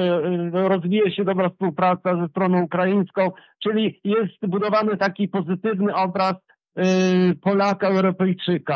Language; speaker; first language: Polish; early bilingual, heritage; Polish